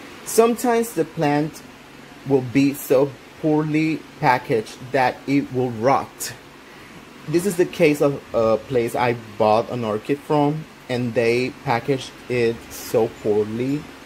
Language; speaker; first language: English; non-native, local second language; Spanish